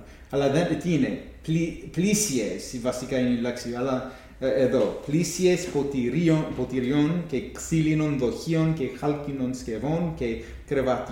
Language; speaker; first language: Greek; non-native, fluent; English